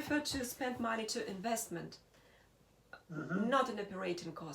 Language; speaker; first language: English; non-native, learner; Russian